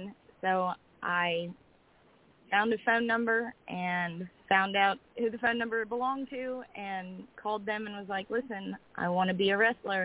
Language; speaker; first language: English; native; English